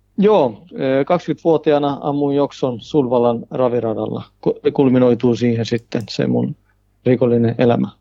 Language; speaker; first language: Finnish; early bilingual, heritage; Finnish